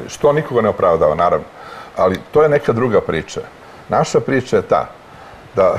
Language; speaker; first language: Croatian; native; Croatian